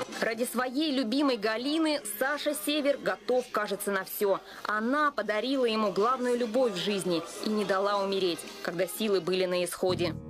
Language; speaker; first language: Russian; native; Russian